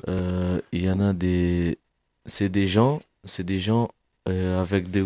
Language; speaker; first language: French; non-native, fluent; Kabuverdianu